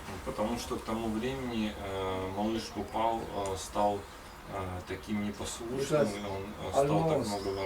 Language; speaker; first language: Russian; native; Russian